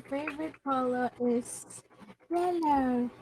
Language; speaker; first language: English; non-native, learner; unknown